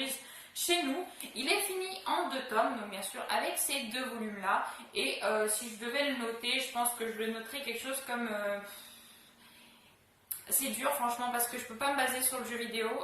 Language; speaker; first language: French; native; French